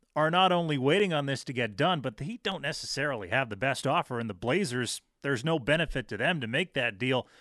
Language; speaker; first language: English; native; English